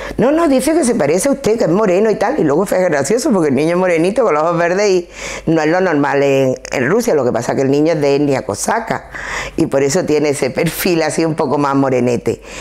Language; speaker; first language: Spanish; native; Spanish